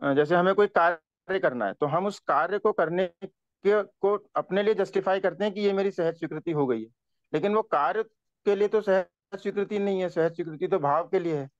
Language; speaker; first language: Hindi; native; Hindi